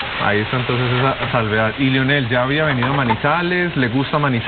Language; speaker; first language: Spanish; native; Spanish